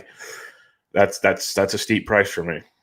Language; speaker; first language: English; native; English